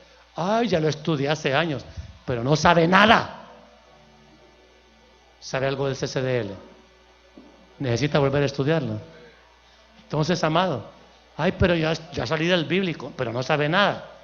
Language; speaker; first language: Spanish; native; Spanish